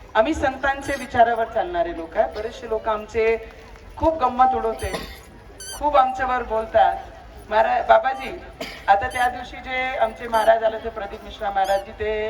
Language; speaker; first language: Marathi; non-native, local second language; Punjabi